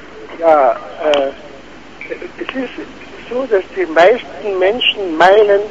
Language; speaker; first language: German; non-native, fluent; Arabic